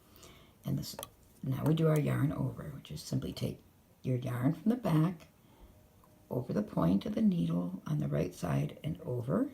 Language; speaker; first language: English; native; English